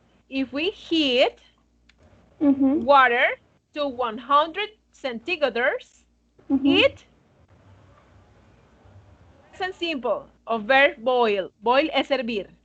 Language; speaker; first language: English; non-native, fluent; Spanish